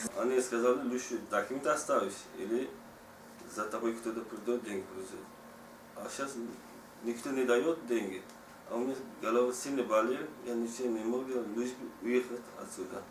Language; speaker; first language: Russian; non-native, learner; Tajik